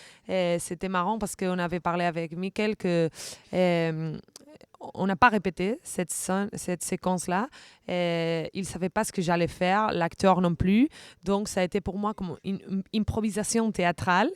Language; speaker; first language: French; non-native, fluent; Spanish